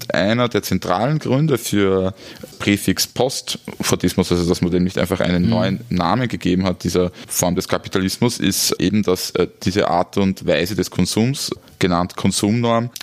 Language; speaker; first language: German; native; German